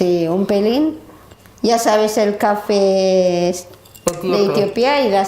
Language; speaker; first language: Spanish; non-native, learner; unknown